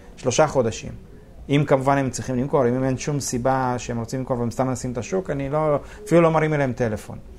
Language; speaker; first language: Hebrew; early bilingual, other home language; Russian